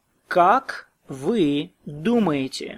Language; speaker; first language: Russian; non-native, fluent; English